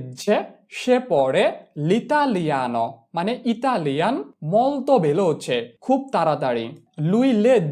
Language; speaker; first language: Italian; non-native, fluent; Bangla